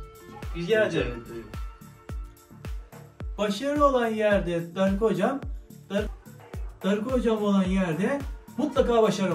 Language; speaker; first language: Turkish; native; Turkish